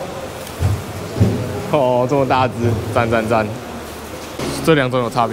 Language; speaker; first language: Chinese; native; Chinese